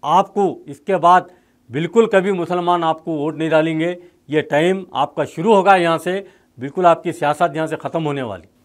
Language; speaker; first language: Urdu; native; Urdu